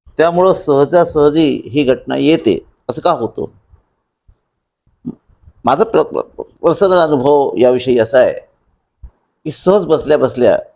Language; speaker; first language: Marathi; native; Marathi